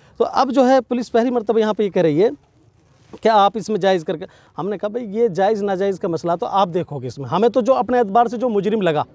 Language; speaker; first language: Hindi; native; Hindi